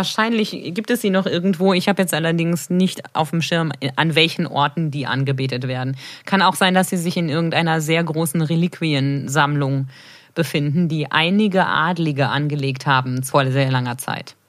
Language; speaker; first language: German; native; German